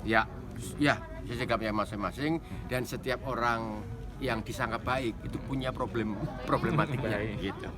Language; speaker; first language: Indonesian; native; Indonesian